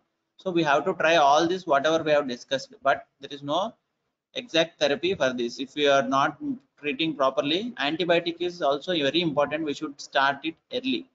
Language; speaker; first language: English; non-native, local second language; Telugu